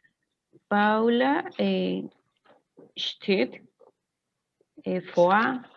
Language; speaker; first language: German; non-native, learner; Spanish